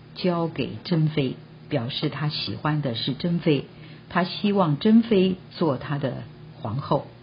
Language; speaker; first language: Chinese; native; Chinese